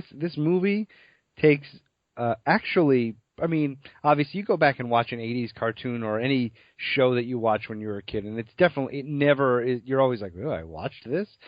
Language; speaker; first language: English; native; English